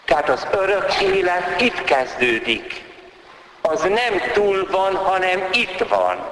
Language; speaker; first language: Hungarian; native; Hungarian